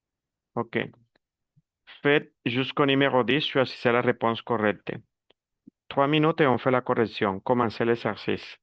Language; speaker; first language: French; non-native, fluent; Spanish